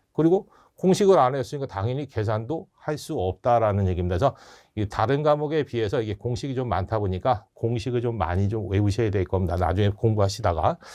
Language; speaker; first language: Korean; native; Korean